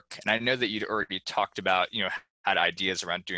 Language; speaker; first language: English; native; English